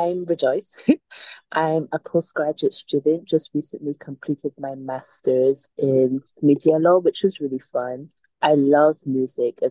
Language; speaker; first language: English; native; English